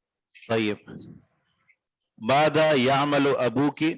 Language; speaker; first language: Arabic; non-native, fluent; Urdu